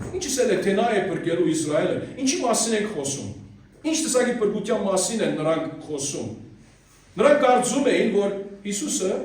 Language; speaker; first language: Armenian; early bilingual, heritage; Armenian